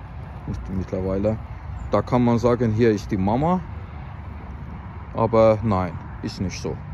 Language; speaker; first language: German; non-native, fluent; Azerbaijani